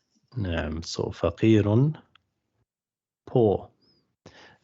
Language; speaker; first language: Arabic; non-native, fluent; English